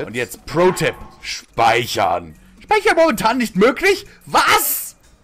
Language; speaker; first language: German; native; German